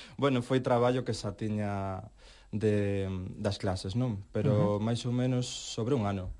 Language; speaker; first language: Galician; non-native, local second language; Spanish